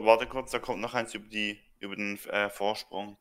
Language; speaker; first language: German; native; German